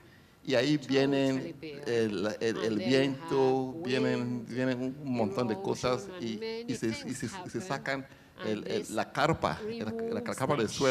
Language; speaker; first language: Spanish; non-native, fluent; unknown